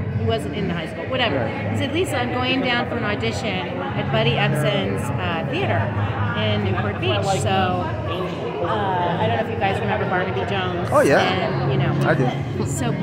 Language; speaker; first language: English; native; English